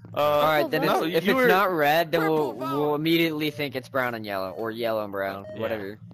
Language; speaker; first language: English; non-native, fluent; Polish